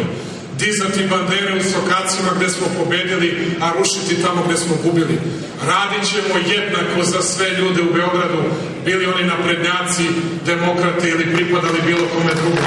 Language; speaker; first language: Serbian; native; Serbian